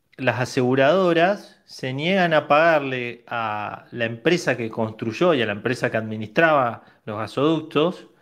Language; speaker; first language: Spanish; native; Spanish